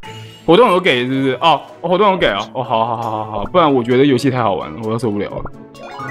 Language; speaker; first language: Chinese; native; Chinese